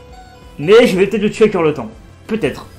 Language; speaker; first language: French; native; French